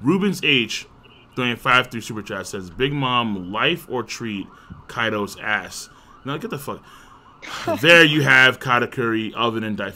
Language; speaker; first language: English; native; English